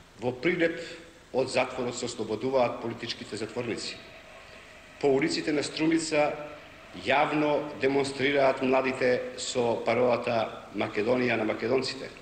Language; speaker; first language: Macedonian; native; Macedonian